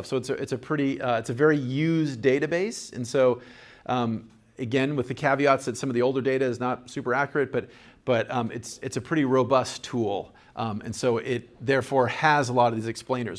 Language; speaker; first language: English; native; English